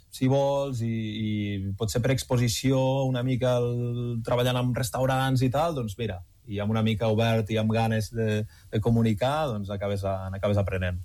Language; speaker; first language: Catalan; native; Catalan